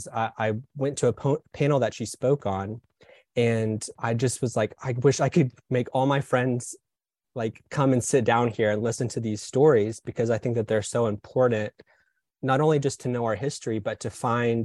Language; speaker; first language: English; native; English